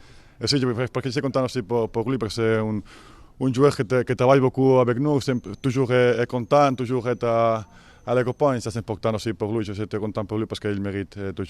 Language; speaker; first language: French; non-native, fluent; Spanish